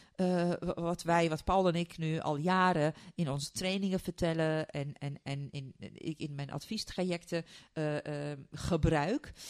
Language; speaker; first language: Dutch; non-native, fluent; Turkish